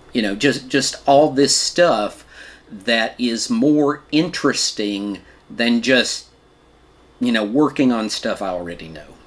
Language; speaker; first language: English; native; English